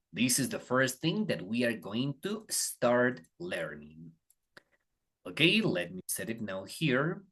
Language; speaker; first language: English; non-native, fluent; Spanish